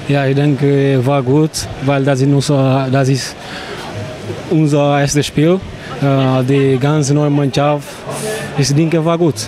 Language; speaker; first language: German; non-native, learner; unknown